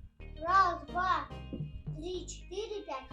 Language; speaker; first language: Russian; non-native, local second language; Kazakh